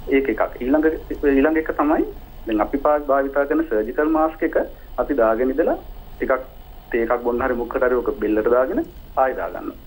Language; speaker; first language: Sinhala; native; Sinhala